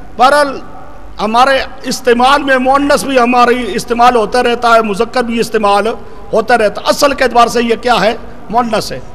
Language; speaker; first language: Urdu; non-native, local second language; Punjabi